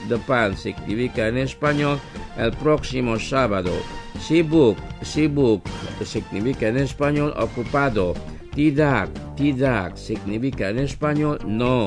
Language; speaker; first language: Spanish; non-native, fluent; Indonesian